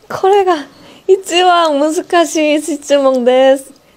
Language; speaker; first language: Japanese; non-native, learner; Korean